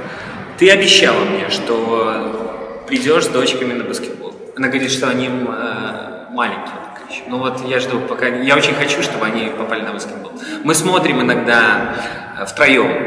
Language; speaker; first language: Russian; native; Russian